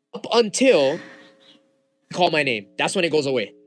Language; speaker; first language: English; early bilingual, other home language; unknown